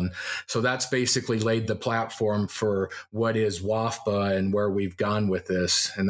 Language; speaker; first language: English; native; English